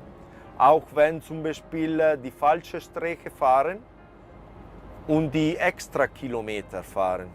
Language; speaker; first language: German; non-native, fluent; Italian